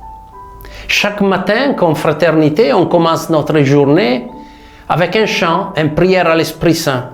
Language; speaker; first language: French; non-native, fluent; Italian